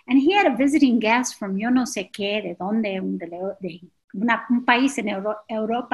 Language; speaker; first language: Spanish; early bilingual, heritage; English